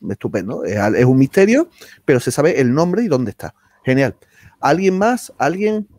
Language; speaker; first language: Spanish; native; Spanish